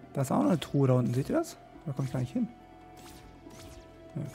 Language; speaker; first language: German; native; German